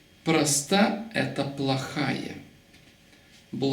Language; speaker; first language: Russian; non-native, local second language; Lithuanian